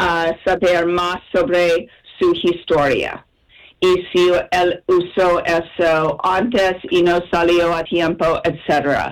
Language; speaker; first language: Spanish; non-native, fluent; English